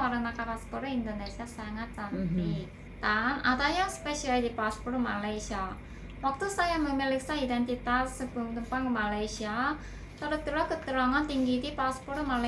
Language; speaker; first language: Indonesian; non-native, learner; Korean